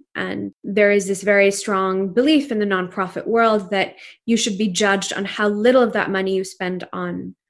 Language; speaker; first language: English; non-native, local second language; Urdu